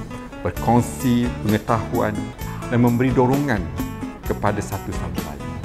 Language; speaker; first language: Malay; native; Malay